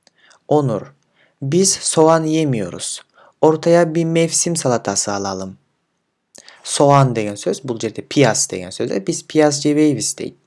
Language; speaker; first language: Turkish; non-native, fluent; Kyrgyz